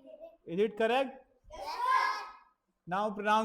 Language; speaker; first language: English; non-native, local second language; Hindi